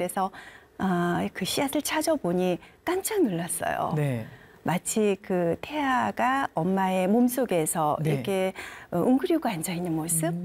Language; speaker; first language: Korean; native; Korean